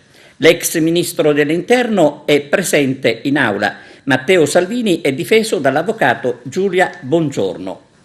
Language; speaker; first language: Italian; native; Italian